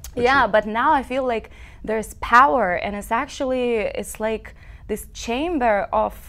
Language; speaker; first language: English; non-native, fluent; Lithuanian